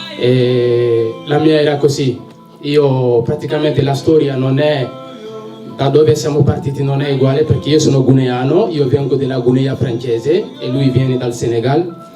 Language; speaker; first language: Italian; non-native, fluent; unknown